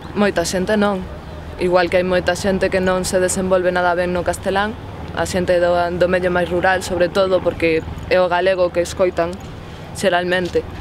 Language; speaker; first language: Galician; non-native, local second language; Spanish